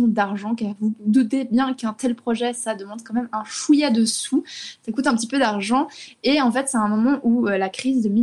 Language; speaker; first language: French; native; French